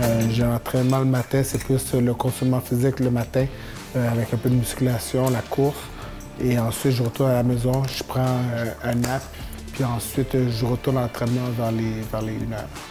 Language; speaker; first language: French; native; French